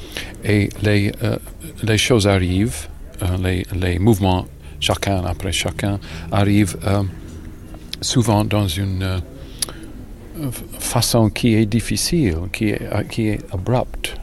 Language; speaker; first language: French; non-native, learner; English